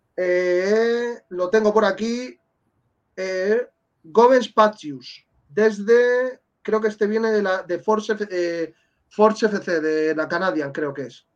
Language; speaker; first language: Spanish; native; Spanish